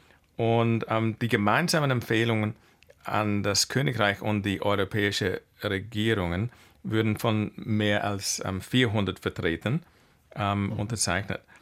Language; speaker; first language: German; non-native, fluent; English